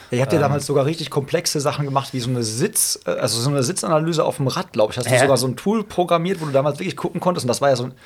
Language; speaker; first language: German; native; German